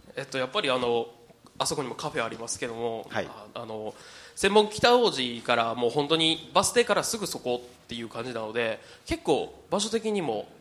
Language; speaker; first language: Japanese; native; Japanese